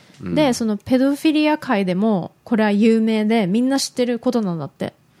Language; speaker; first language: Japanese; early bilingual, heritage; Japanese